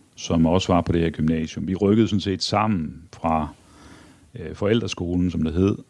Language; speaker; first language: Danish; native; Danish